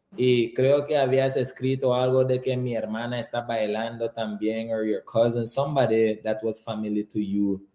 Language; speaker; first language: Spanish; early bilingual, heritage; Spanish